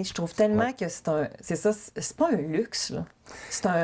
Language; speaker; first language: French; native; French